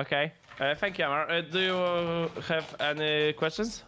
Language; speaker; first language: English; non-native, fluent; Polish